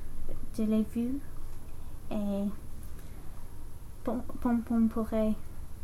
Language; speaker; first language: French; non-native, learner; English